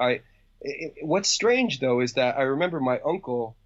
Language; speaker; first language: English; native; English